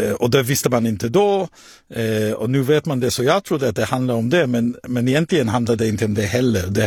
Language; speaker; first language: Swedish; non-native, fluent; Hebrew